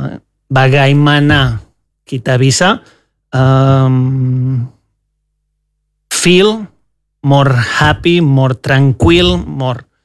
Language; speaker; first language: Indonesian; non-native, learner; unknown